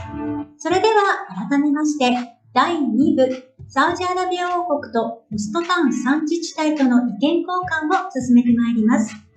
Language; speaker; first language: Japanese; native; Japanese